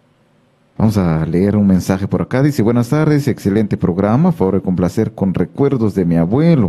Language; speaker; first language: Spanish; native; Spanish